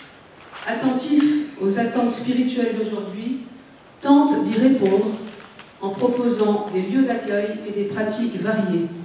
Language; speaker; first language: French; native; French